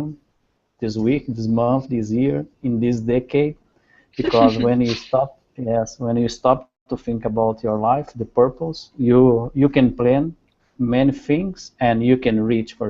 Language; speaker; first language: English; non-native, learner; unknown